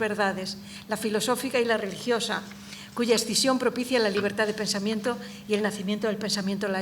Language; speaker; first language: Spanish; native; Spanish